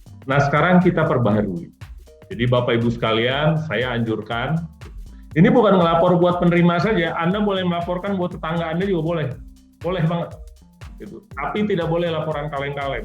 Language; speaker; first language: Indonesian; native; Indonesian